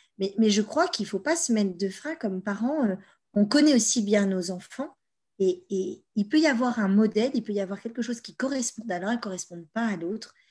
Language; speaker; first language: French; native; French